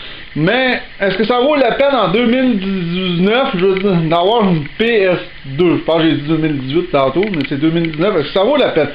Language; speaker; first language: French; native; French